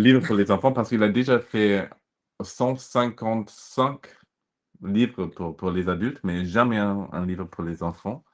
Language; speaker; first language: French; non-native, fluent; German